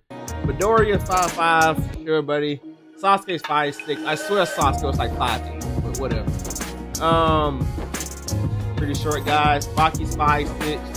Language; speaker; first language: English; native; English